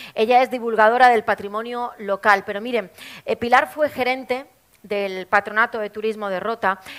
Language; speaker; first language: Spanish; native; Spanish